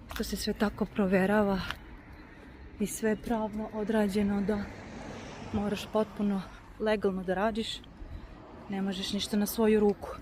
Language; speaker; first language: Bosnian; native; Bosnian